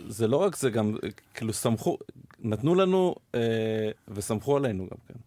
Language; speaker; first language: Hebrew; native; Hebrew